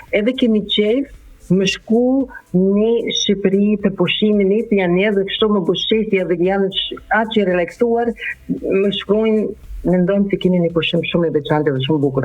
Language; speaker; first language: Albanian; non-native, learner; German